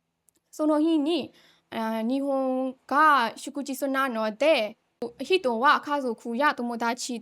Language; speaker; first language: Japanese; non-native, learner; Burmese